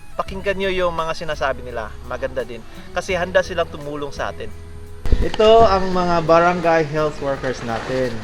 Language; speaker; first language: Filipino; non-native, local second language; Cebuano